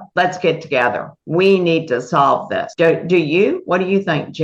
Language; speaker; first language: English; native; English